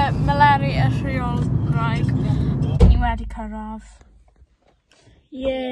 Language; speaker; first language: Welsh; native; Welsh